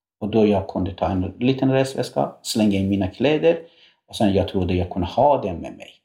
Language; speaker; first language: Swedish; non-native, fluent; Persian